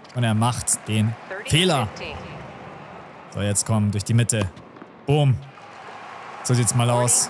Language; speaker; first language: German; native; German